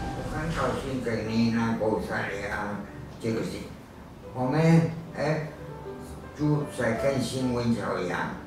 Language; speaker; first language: Chinese; non-native, fluent; Spanish